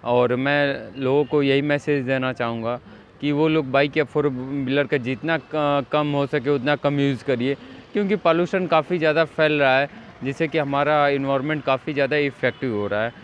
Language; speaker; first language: Hindi; native; Hindi